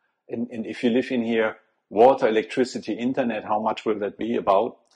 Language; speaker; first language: English; non-native, fluent; German